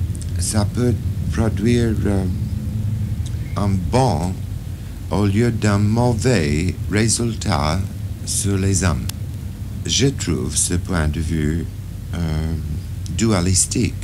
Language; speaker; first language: French; non-native, fluent; English